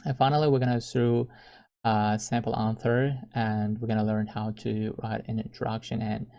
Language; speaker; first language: English; non-native, fluent; Uzbek